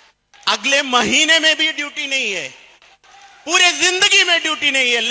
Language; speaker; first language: Hindi; non-native, fluent; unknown